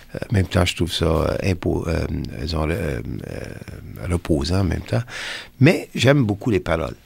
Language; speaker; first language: French; non-native, local second language; English